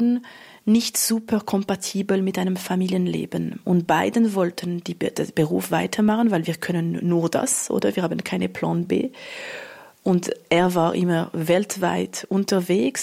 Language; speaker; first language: German; non-native, local second language; French